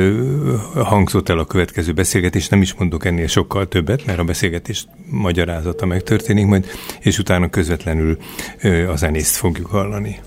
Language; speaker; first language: Hungarian; native; Hungarian